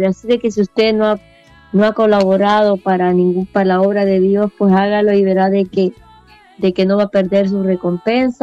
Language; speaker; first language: Spanish; native; Spanish